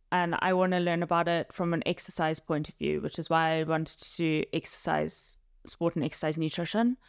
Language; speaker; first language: English; native; English